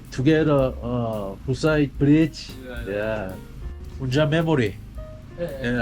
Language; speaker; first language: English; non-native, learner; Korean